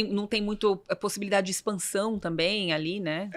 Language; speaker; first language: Portuguese; native; Portuguese